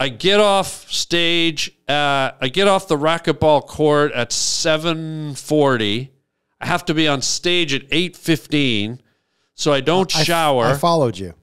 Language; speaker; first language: English; native; English